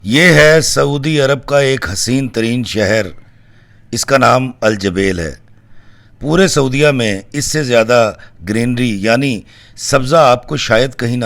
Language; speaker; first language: Hindi; non-native, local second language; Punjabi